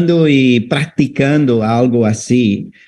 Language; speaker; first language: Spanish; non-native, fluent; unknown